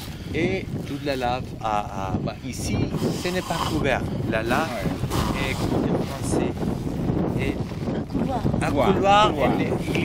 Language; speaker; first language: French; non-native, learner; Spanish